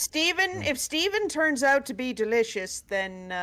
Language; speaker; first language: English; native; English